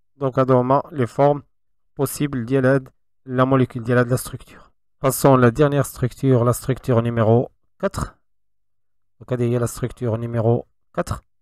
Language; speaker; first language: French; non-native, local second language; Arabic